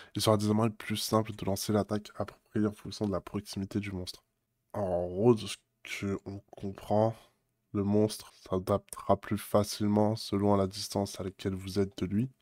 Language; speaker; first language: French; native; French